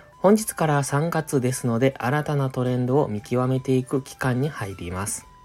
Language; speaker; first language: Japanese; native; Japanese